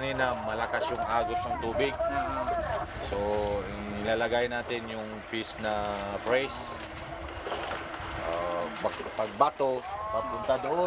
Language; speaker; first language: Filipino; non-native, local second language; Cebuano